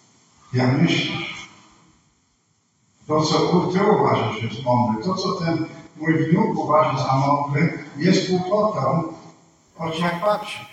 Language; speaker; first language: Polish; non-native, fluent; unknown